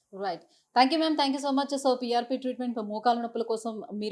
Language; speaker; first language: Telugu; native; Telugu